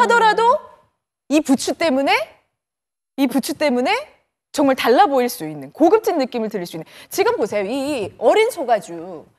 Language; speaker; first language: Korean; native; Korean